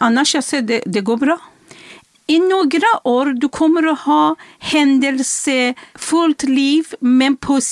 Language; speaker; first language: Swedish; non-native, fluent; Persian